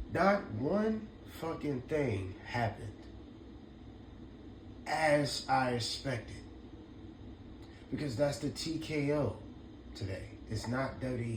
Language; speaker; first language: English; native; English